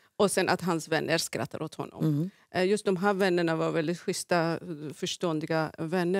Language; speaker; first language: Swedish; non-native, fluent; Persian